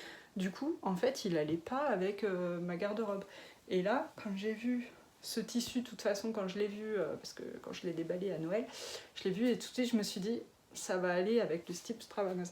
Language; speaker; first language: French; native; French